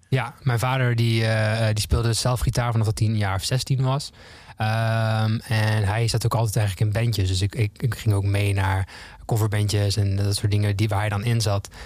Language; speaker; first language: Dutch; native; Dutch